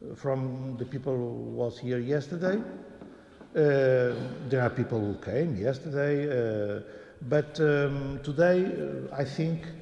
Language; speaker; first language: English; non-native, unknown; Portuguese